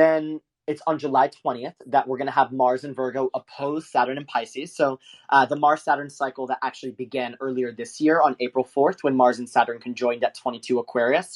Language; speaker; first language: English; native; English